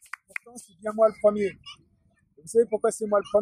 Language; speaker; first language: French; native; French